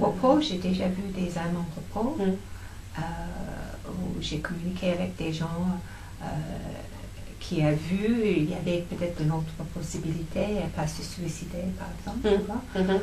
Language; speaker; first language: French; non-native, fluent; English